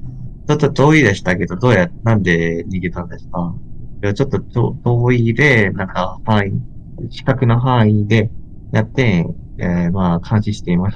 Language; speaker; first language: Japanese; non-native, learner; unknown